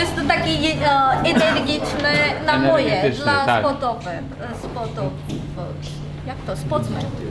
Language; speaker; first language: Polish; non-native, learner; Korean